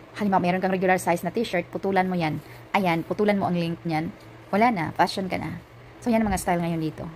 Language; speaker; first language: Filipino; non-native, local second language; Cebuano